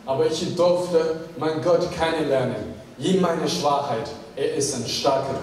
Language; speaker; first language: German; non-native, fluent; Chinese